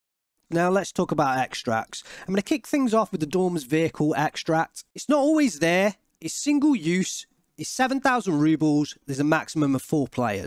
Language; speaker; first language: English; native; English